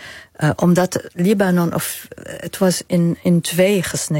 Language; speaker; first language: Dutch; non-native, fluent; Arabic